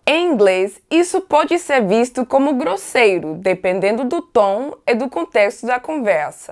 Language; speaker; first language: Portuguese; non-native, fluent; English